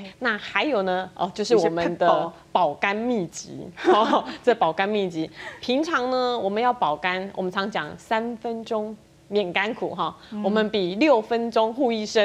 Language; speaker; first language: Chinese; native; Chinese